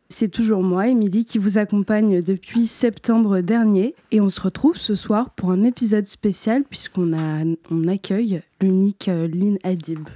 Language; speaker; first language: French; native; French